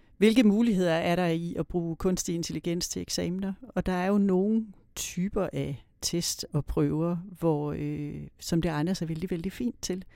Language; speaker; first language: Danish; native; Danish